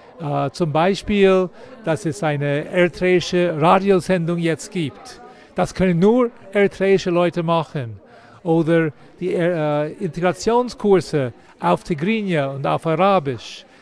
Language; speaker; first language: German; non-native, fluent; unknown